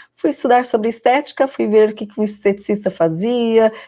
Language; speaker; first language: Portuguese; native; Portuguese